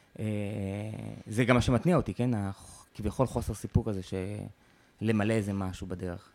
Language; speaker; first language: Hebrew; native; Hebrew